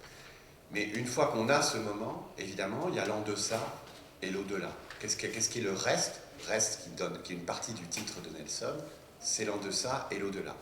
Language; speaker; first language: French; native; French